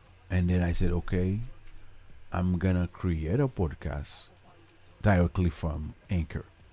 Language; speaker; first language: English; non-native, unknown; Haitian Creole